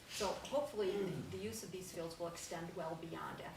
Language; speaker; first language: English; native; English